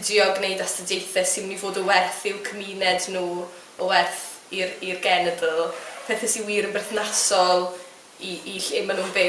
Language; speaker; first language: Welsh; native; Welsh